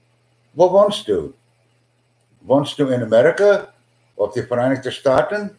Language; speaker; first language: German; non-native, learner; English